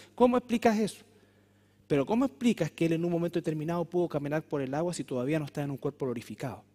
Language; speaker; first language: Spanish; native; Spanish